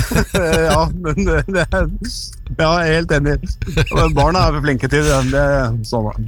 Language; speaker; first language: Norwegian; native; Norwegian